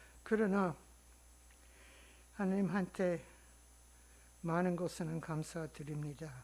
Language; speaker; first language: Korean; non-native, learner; English